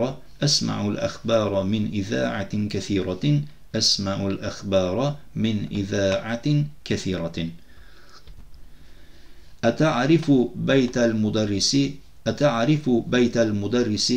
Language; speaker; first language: Arabic; non-native, fluent; Turkish